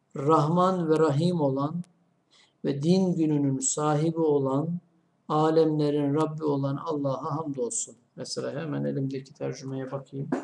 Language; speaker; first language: Turkish; native; Turkish